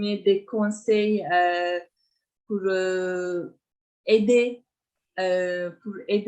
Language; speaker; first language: French; non-native, fluent; Turkish